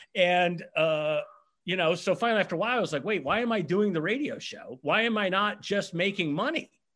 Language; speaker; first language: English; native; English